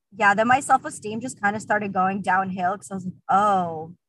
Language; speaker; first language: English; early bilingual, other home language; Russian